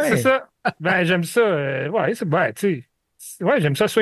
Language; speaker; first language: French; native; French